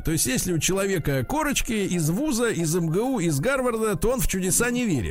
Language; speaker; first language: Russian; native; Russian